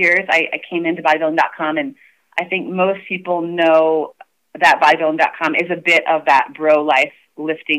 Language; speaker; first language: English; native; English